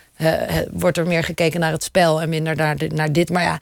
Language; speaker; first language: Dutch; native; Dutch